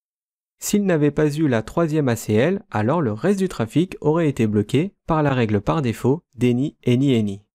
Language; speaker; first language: French; native; French